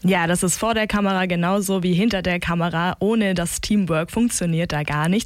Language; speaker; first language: German; native; German